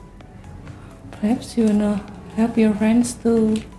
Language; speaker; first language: English; non-native, fluent; Indonesian